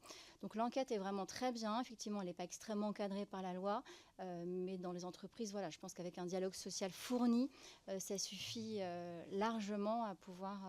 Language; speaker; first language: French; native; French